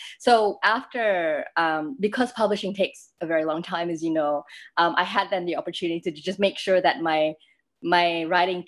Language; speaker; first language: English; non-native, local second language; Malay